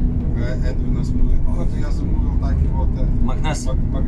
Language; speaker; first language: Polish; non-native, learner; Russian